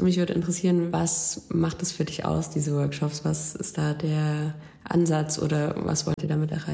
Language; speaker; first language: German; native; German